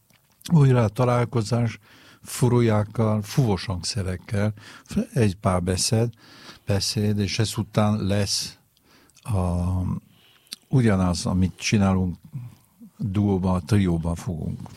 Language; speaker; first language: Hungarian; non-native, fluent; French